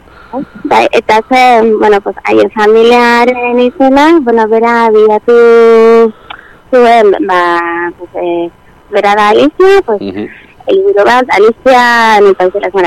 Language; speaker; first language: Basque; non-native, local second language; Spanish